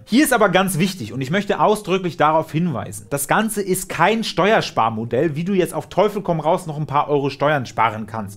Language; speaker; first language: German; native; German